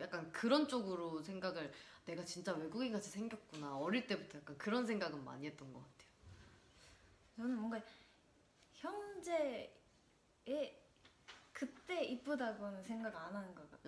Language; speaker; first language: Korean; non-native, fluent; Japanese